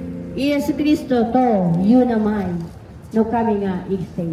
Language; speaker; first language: Japanese; non-native, learner; Filipino